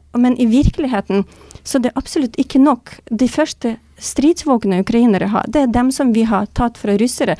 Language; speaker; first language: Norwegian; non-native, fluent; Ukrainian